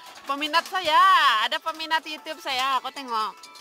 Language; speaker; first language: Malay; non-native, local second language; Central Dusun